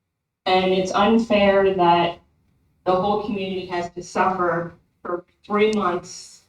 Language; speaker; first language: English; native; English